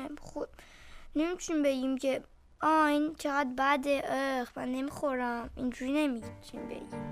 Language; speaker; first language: Persian; early bilingual, heritage; Persian